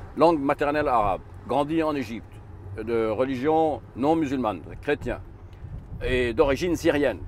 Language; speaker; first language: French; non-native, fluent; Arabic